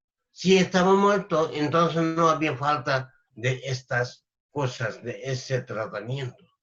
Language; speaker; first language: Spanish; non-native, learner; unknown